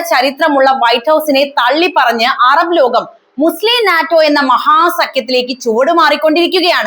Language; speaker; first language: Malayalam; native; Malayalam